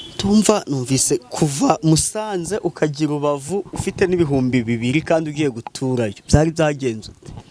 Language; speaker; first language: Kinyarwanda; native; Kinyarwanda